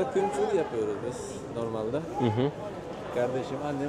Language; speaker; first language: Turkish; non-native, fluent; Uzbek